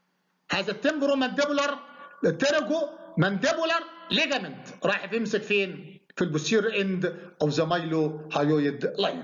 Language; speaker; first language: Arabic; native; Arabic